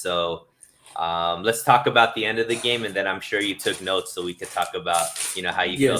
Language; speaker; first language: English; native; English